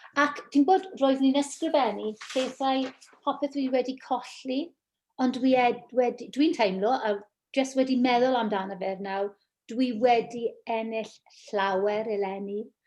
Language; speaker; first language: Welsh; non-native, local second language; English